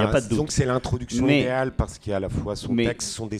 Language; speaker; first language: French; native; French